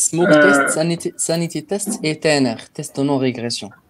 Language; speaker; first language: French; non-native, local second language; Arabic